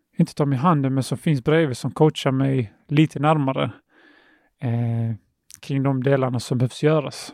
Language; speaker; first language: Swedish; early bilingual, other home language; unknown